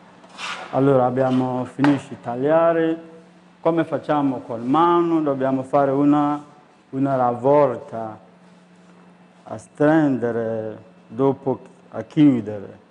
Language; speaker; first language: Italian; non-native, learner; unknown